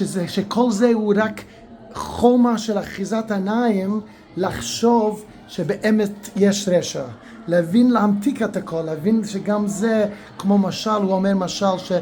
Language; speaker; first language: Hebrew; non-native, fluent; English